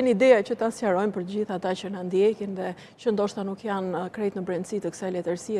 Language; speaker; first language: Albanian; native; Albanian